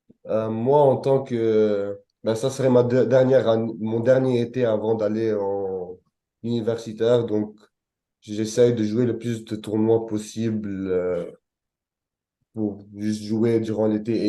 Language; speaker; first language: French; non-native, local second language; Arabic